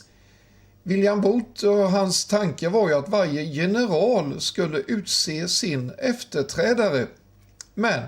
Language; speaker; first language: Swedish; native; Swedish